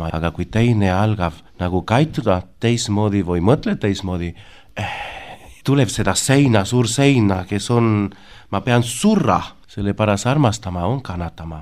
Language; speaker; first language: Estonian; non-native, learner; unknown